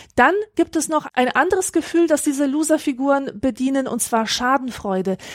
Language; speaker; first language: German; early bilingual, other home language; Polish